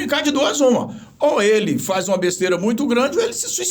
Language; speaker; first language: Portuguese; native; Portuguese